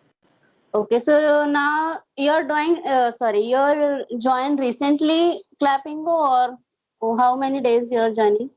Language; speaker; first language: English; non-native, learner; Hindi